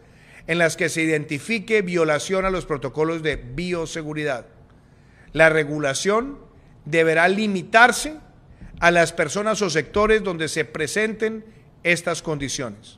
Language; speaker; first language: Spanish; native; Spanish